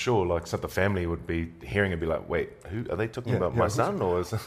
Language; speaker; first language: English; native; English